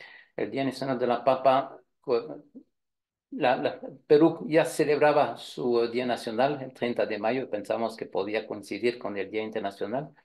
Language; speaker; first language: Spanish; non-native, fluent; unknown